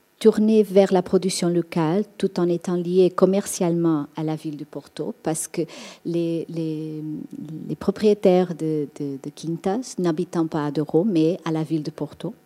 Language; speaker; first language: French; non-native, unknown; Portuguese